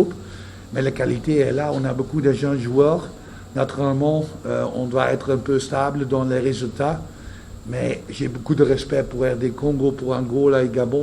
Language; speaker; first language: French; non-native, fluent; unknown